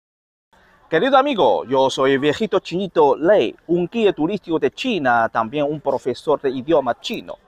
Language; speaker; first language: Spanish; non-native, learner; Chinese